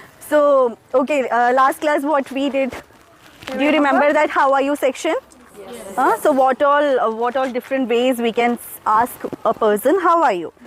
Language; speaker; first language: English; non-native, local second language; Malayalam